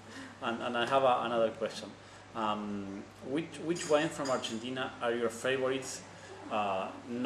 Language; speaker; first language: English; non-native, learner; Spanish